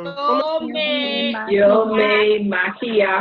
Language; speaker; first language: Spanish; non-native, learner; English